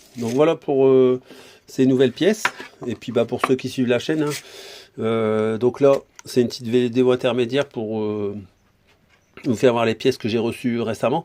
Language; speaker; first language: French; native; French